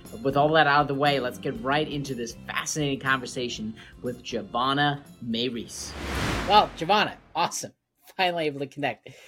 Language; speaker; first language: English; non-native, fluent; German